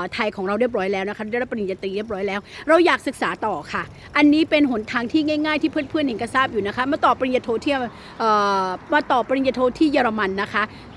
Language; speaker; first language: Thai; native; Thai